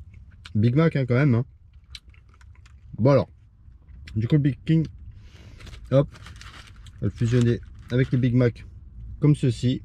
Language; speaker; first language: French; native; French